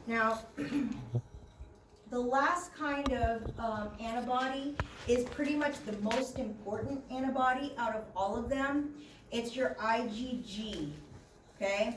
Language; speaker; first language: English; native; English